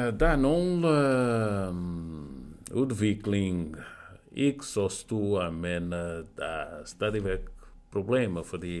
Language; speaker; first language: Danish; non-native, fluent; Portuguese